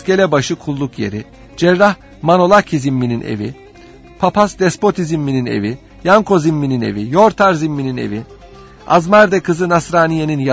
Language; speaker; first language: Turkish; native; Turkish